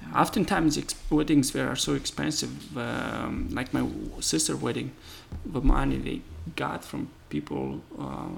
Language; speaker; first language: English; non-native, fluent; Romanian